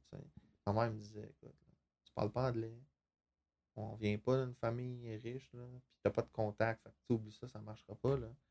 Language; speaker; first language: French; native; French